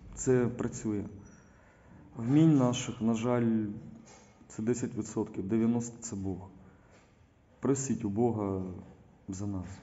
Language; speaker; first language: Ukrainian; non-native, local second language; Russian